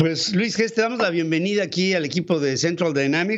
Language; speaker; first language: Spanish; native; Spanish